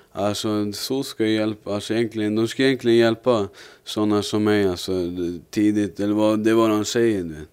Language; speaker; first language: Swedish; native; Swedish